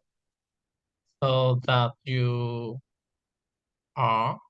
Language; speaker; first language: English; non-native, learner; Vietnamese